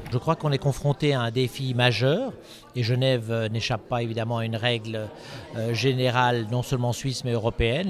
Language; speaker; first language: French; native; French